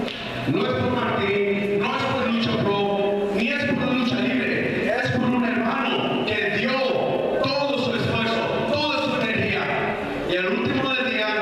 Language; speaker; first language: Spanish; early bilingual, heritage; Spanish